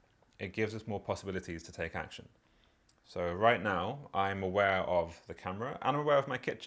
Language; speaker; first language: English; native; English